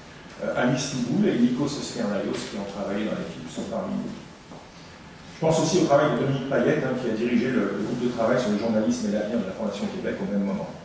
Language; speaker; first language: French; native; French